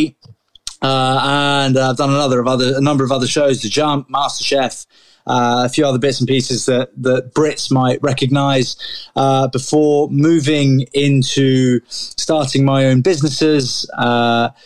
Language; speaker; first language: English; native; English